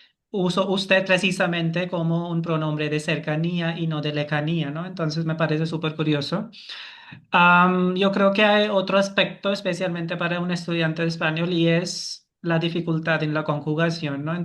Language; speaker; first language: Spanish; non-native, fluent; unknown